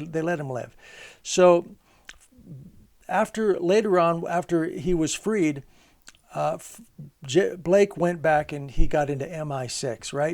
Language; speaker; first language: English; native; English